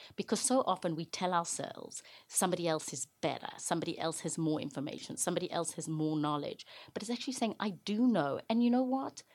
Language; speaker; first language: English; native; English